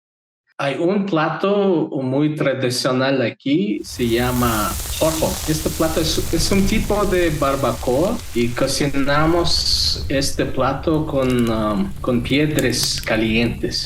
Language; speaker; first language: Spanish; non-native, fluent; Mongolian